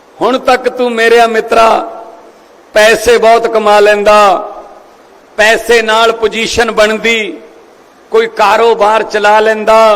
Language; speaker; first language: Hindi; non-native, local second language; Punjabi